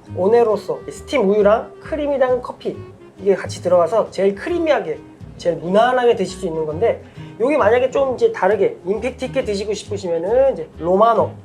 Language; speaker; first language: Korean; native; Korean